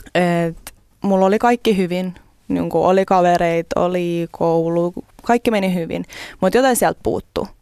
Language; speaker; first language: Finnish; early bilingual, other home language; Russian